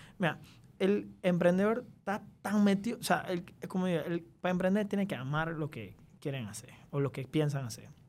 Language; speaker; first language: Spanish; early bilingual, other home language; Chinese